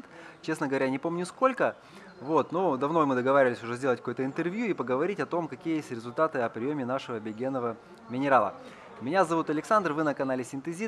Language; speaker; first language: Russian; native; Russian